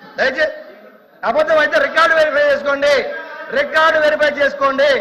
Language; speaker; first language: Telugu; native; Telugu